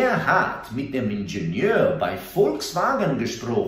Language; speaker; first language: German; non-native, fluent; Portuguese